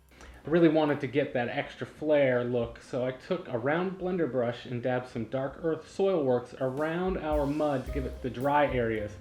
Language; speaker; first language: English; native; English